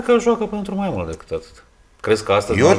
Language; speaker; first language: Romanian; native; Romanian